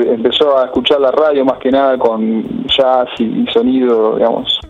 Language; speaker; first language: Spanish; native; Spanish